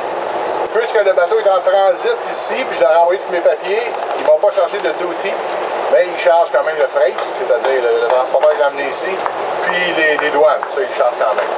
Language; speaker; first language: French; native; French